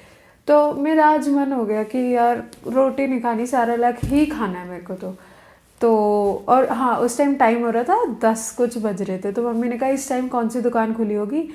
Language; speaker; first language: Hindi; native; Hindi